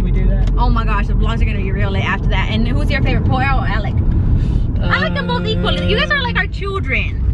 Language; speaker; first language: English; native; English